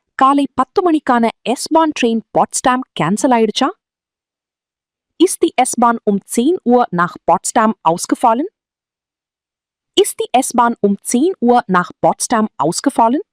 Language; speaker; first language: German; non-native, fluent; Tamil